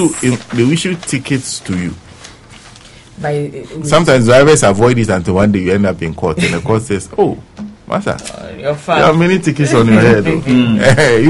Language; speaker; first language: English; non-native, local second language; Ewe